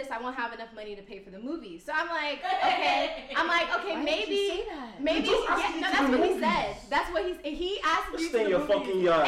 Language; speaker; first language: English; native; English